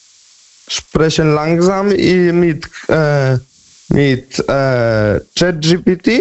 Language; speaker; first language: German; non-native, learner; Polish